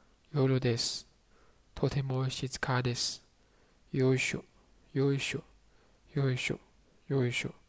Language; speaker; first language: Japanese; non-native, learner; Chinese